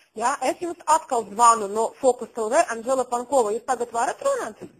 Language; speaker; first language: Latvian; non-native, local second language; Russian